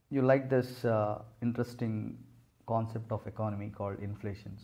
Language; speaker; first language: English; non-native, local second language; Telugu